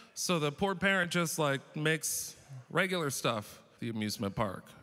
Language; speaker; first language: English; native; English